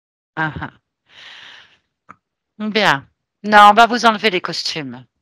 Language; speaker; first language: French; native; French